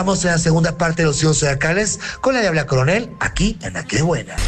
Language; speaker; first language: Spanish; native; Spanish